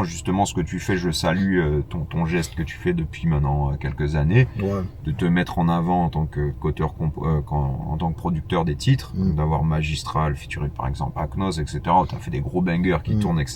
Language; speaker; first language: French; native; French